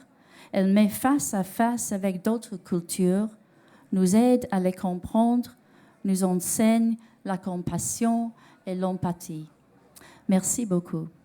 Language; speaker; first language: French; non-native, learner; English